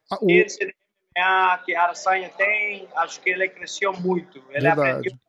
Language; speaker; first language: Portuguese; non-native, learner; English